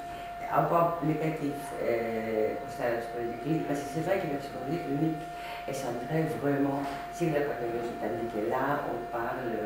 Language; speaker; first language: French; non-native, fluent; Greek